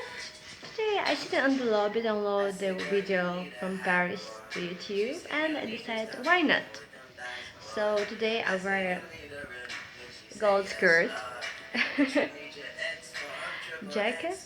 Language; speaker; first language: English; non-native, learner; Russian